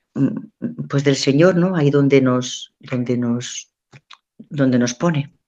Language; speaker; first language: Spanish; native; Spanish